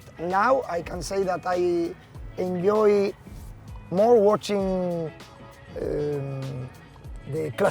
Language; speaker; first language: English; non-native, fluent; Spanish